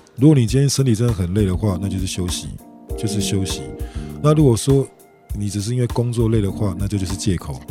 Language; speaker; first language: Chinese; native; Chinese